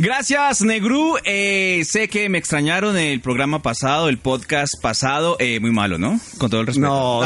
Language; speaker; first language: Spanish; native; Spanish